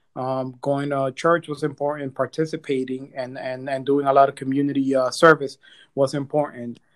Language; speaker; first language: English; early bilingual, other home language; Spanish